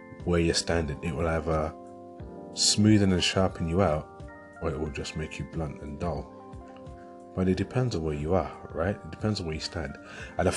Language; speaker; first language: English; native; English